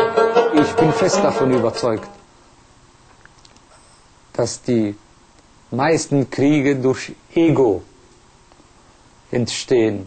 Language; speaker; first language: German; non-native, fluent; Persian